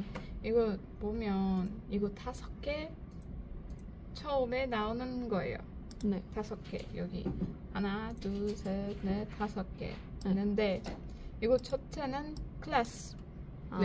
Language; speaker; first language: Korean; non-native, learner; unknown